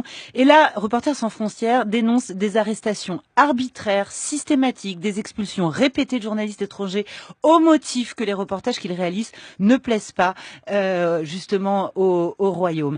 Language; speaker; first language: French; native; French